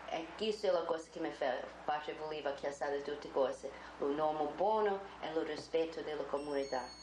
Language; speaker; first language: Italian; early bilingual, heritage; Italian